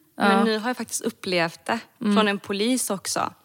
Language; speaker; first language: Swedish; early bilingual, other home language; Serbian